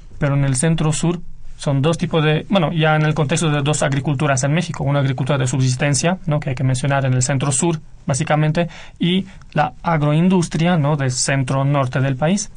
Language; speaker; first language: Spanish; non-native, fluent; Romanian